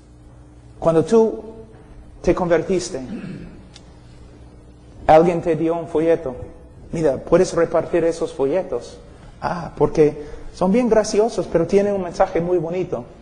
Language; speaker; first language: Spanish; non-native, fluent; English